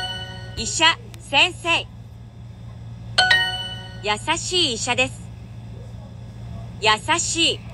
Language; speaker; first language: Japanese; non-native, learner; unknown